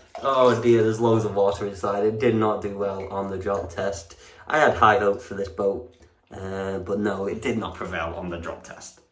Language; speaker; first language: English; native; English